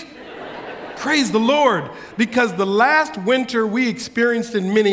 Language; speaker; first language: English; native; English